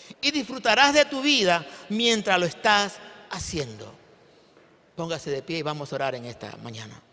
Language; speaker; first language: Spanish; native; Spanish